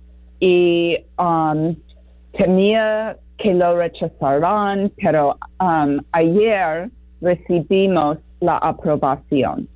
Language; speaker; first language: Spanish; non-native, fluent; English